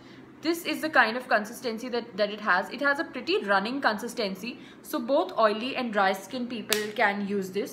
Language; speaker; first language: English; non-native, local second language; Hindi